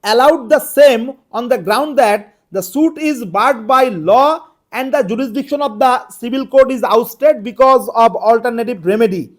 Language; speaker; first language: English; non-native, local second language; Bangla